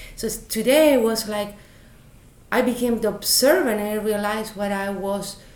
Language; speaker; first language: English; non-native, fluent; Spanish